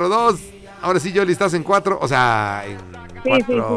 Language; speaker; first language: Spanish; native; Spanish